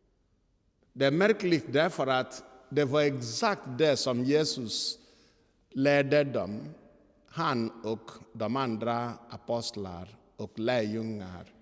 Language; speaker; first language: Swedish; non-native, fluent; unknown